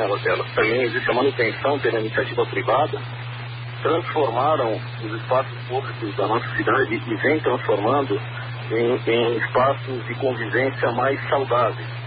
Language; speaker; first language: Portuguese; native; Portuguese